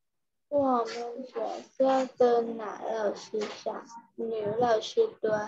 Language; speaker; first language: Chinese; non-native, learner; Thai